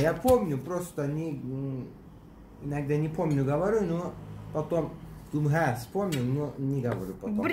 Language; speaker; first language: Russian; early bilingual, heritage; Turkish